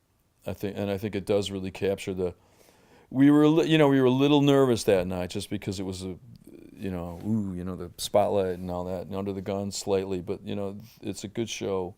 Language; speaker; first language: English; native; English